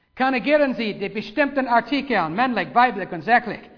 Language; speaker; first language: German; non-native, learner; English